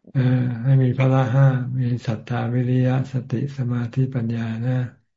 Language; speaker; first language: Thai; native; Thai